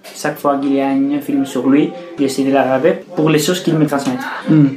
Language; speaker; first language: French; non-native, fluent; Spanish